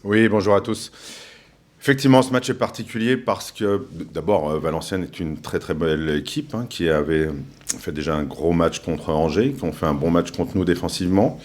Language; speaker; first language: French; native; French